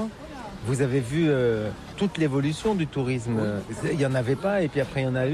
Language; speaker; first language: French; native; French